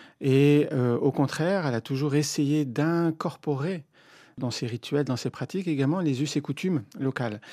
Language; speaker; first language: French; native; French